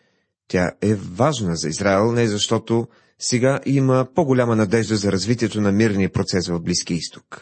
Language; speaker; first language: Bulgarian; native; Bulgarian